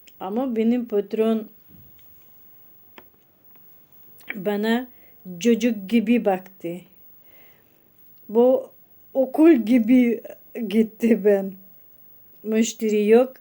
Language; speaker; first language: Turkish; non-native, learner; Russian